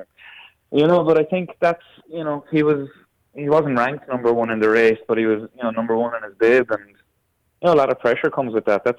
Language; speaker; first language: English; native; English